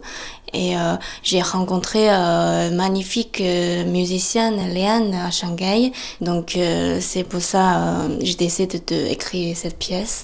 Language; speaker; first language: French; non-native, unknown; Chinese